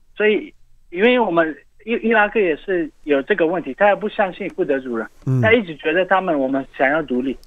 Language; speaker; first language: Chinese; non-native, fluent; Arabic